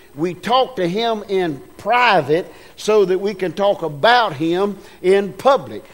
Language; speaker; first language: English; native; English